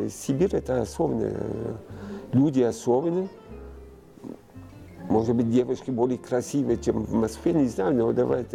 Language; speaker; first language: Russian; early bilingual, heritage; Russian